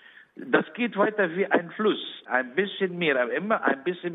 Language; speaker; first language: German; non-native, learner; Arabic